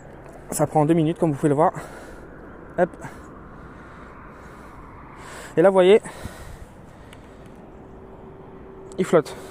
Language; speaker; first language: French; native; French